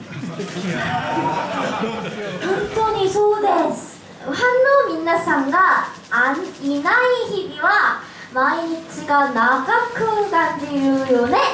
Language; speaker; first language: Japanese; non-native, learner; Korean